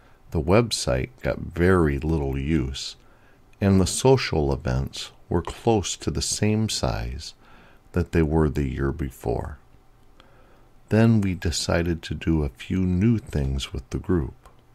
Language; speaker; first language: English; native; English